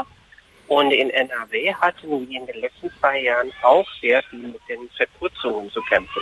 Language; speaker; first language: German; non-native, fluent; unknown